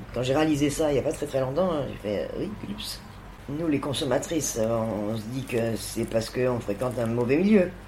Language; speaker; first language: French; native; French